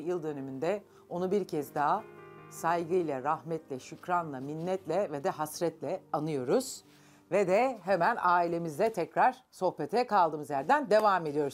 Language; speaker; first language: Turkish; native; Turkish